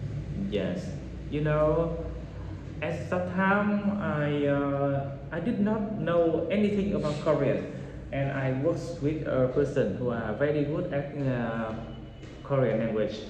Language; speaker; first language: English; non-native, learner; Vietnamese